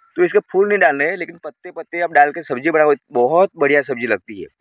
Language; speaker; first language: Hindi; non-native, local second language; Gujarati